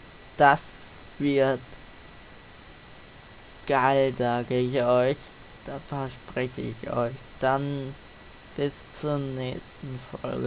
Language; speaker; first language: German; native; German